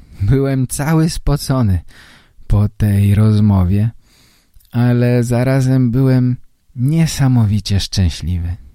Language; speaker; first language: Polish; native; Polish